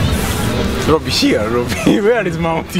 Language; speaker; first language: English; non-native, learner; Georgian